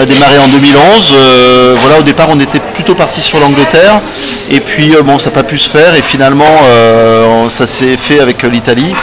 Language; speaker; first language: French; native; French